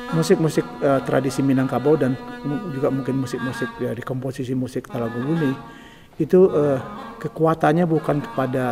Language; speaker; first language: Indonesian; non-native, local second language; Minangkabau